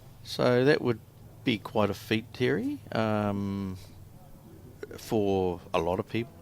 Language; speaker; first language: English; native; English